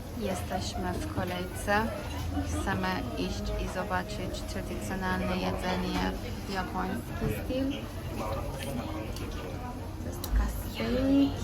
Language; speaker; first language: Polish; non-native, learner; Persian